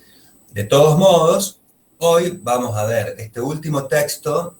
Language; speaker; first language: Spanish; native; Spanish